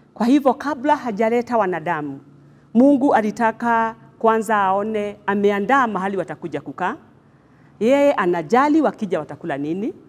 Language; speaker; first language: Swahili; non-native, local second language; Kikuyu